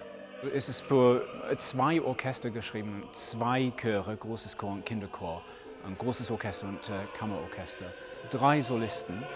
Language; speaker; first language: German; non-native, fluent; English